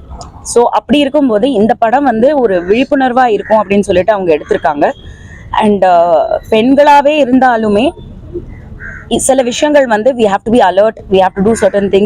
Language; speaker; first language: Tamil; native; Tamil